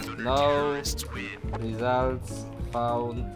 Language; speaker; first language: English; non-native, learner; Polish